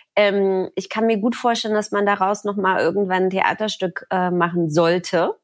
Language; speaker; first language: German; native; German